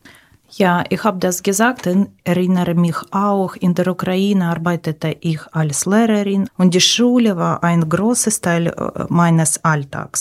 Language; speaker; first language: German; non-native, learner; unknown